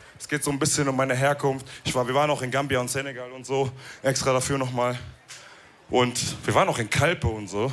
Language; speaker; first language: German; early bilingual, other home language; Wolof